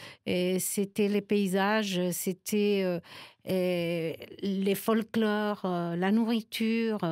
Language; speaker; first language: French; non-native, fluent; Spanish